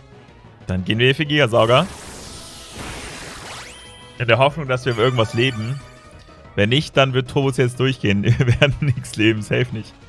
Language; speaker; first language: German; native; German